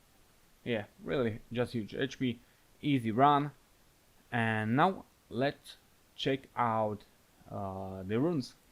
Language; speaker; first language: English; non-native, fluent; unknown